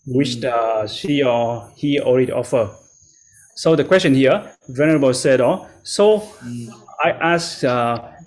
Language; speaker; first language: English; non-native, learner; Vietnamese